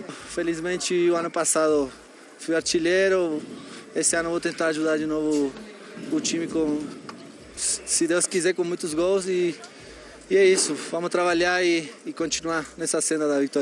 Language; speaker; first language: Portuguese; non-native, fluent; Spanish